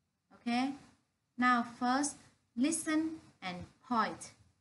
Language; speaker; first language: English; non-native, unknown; Vietnamese